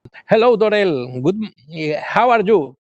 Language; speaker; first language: English; non-native, learner; Galician